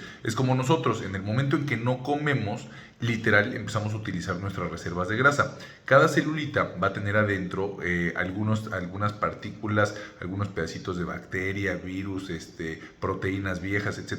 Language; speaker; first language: Spanish; native; Spanish